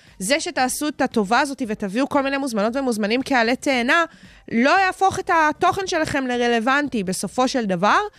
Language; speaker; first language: Hebrew; native; Hebrew